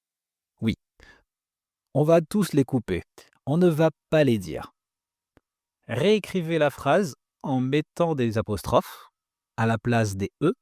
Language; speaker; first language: French; native; French